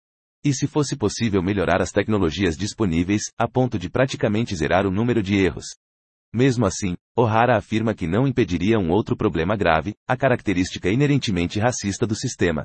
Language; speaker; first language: Portuguese; native; Portuguese